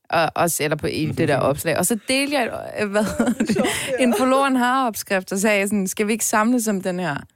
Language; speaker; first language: Danish; early bilingual, other home language; Turkish